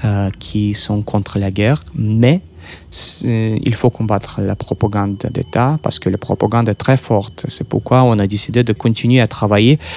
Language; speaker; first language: French; non-native, fluent; Russian